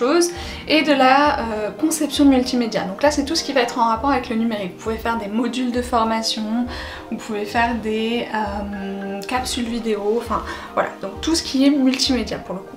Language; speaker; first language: French; native; French